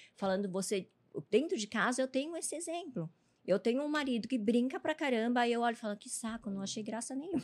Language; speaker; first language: Portuguese; early bilingual, other home language; Chinese